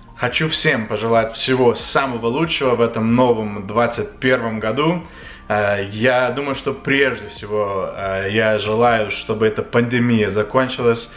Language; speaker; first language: Russian; non-native, fluent; English